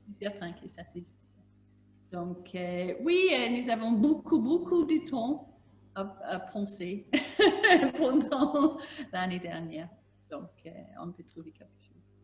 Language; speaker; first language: French; non-native, learner; English